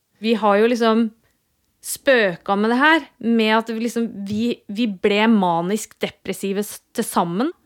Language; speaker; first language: Norwegian; native; Norwegian